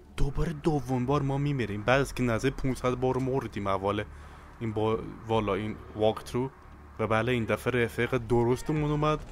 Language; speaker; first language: Persian; early bilingual, heritage; Persian